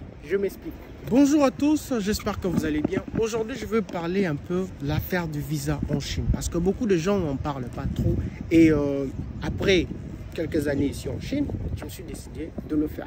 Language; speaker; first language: French; non-native, local second language; Lingala